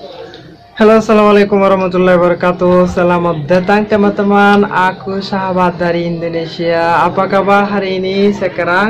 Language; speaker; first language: Indonesian; non-native, learner; Bangla